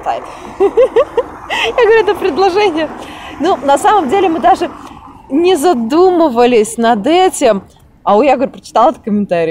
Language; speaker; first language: Russian; native; Russian